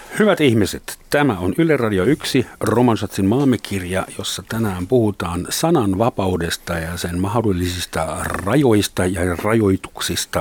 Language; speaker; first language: Finnish; non-native, fluent; German